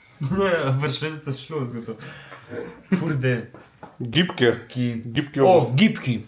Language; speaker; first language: Polish; native; Polish